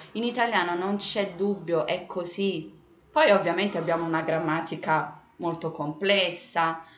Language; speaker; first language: Italian; early bilingual, other home language; Portuguese